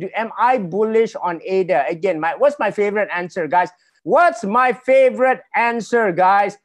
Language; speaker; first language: English; non-native, local second language; Malay